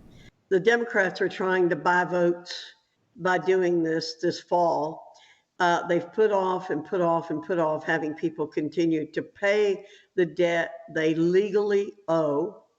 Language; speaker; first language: English; native; English